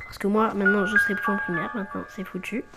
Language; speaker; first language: French; native; French